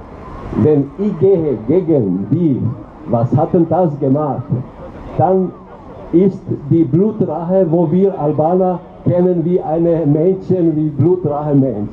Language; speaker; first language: German; non-native, learner; Albanian